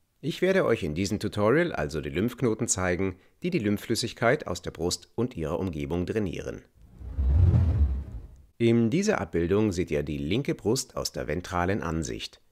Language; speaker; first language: German; native; German